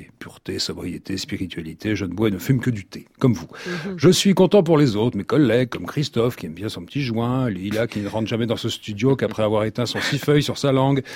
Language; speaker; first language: French; native; French